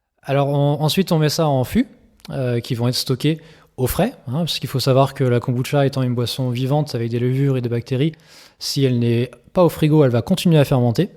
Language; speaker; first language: French; native; French